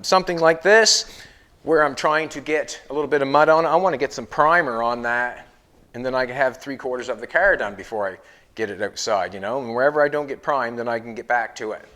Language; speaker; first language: English; native; English